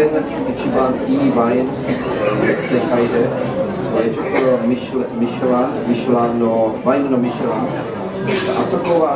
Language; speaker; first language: Japanese; non-native, learner; Czech